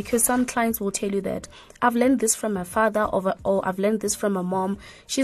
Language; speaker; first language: English; non-native, local second language; Northern Sotho